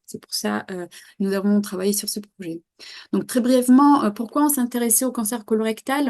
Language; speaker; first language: French; native; French